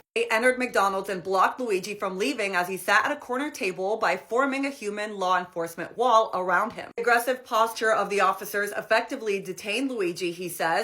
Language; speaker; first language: English; native; English